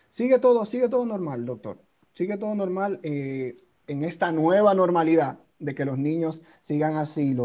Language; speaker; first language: Spanish; native; Spanish